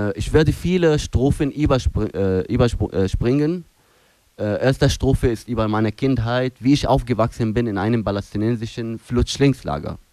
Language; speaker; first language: German; non-native, fluent; Arabic